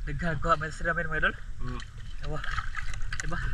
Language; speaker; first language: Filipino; non-native, local second language; Cebuano